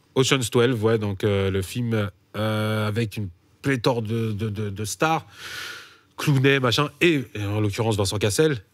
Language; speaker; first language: French; native; French